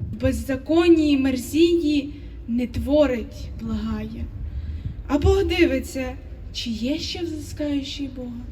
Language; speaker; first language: Ukrainian; native; Ukrainian